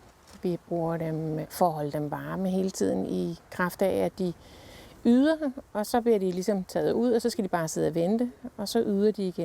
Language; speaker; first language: Danish; native; Danish